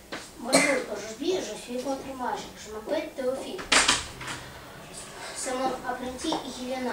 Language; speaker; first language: French; non-native, learner; Russian